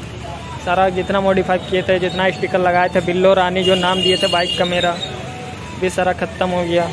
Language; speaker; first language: Hindi; native; Hindi